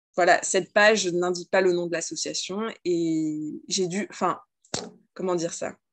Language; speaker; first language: French; native; French